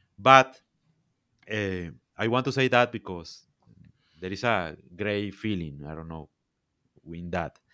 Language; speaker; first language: English; non-native, learner; Spanish